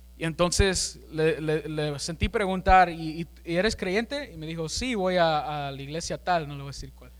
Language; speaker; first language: Spanish; early bilingual, heritage; Spanish